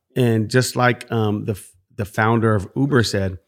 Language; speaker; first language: English; native; English